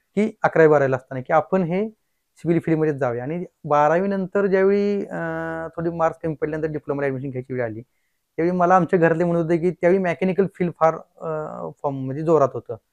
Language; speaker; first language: Marathi; native; Marathi